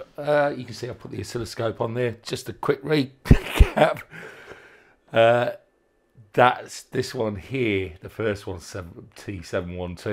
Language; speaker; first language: English; native; English